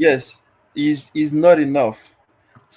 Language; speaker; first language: English; non-native, learner; French